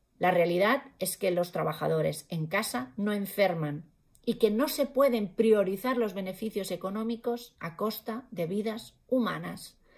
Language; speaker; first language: Spanish; non-native, local second language; Catalan